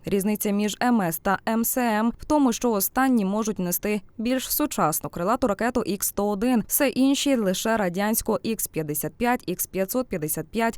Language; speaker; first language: Ukrainian; native; Ukrainian